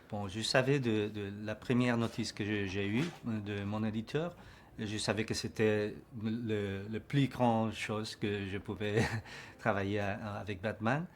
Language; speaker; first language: French; non-native, learner; Spanish